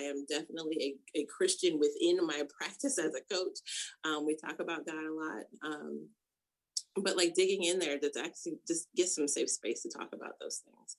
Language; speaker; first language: English; native; English